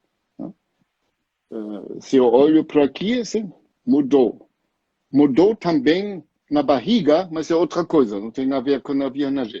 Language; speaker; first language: Portuguese; non-native, fluent; German